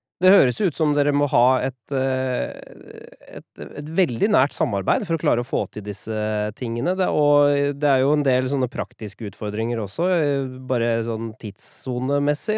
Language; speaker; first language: Norwegian; native; Norwegian